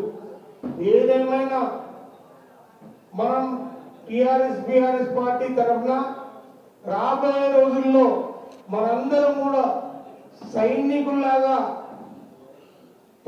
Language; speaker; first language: Telugu; native; Telugu